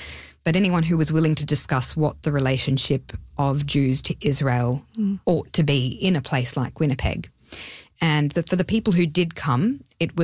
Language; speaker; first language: English; non-native, local second language; Hebrew